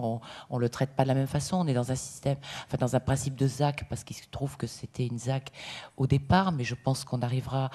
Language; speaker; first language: French; native; French